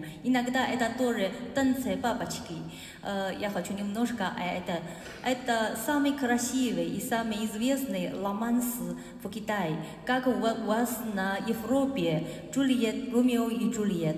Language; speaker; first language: Russian; non-native, learner; Chinese